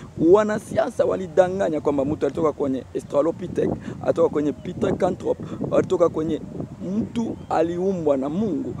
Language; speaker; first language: Swahili; native; Swahili